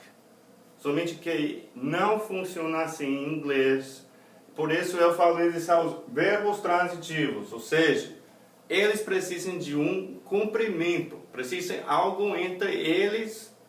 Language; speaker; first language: Portuguese; non-native, fluent; English